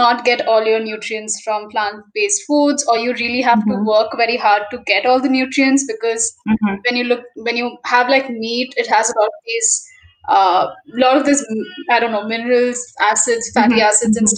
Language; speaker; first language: English; non-native, local second language; Bangla